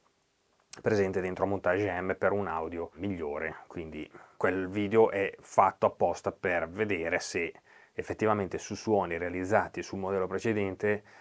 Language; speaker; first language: Italian; native; Italian